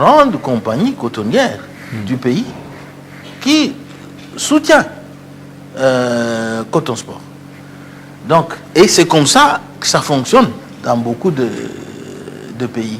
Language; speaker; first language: French; non-native, local second language; Luba-Lulua